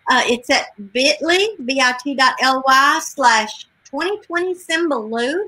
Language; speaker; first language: English; native; English